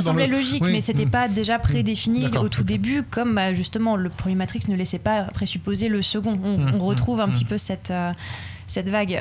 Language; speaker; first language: French; native; French